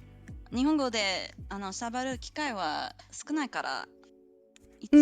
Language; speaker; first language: Japanese; non-native, learner; English